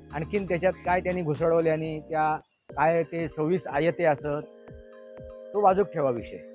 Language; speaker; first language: Marathi; non-native, local second language; Konkani